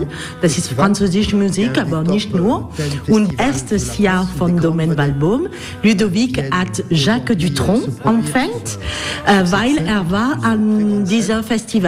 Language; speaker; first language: German; non-native, learner; French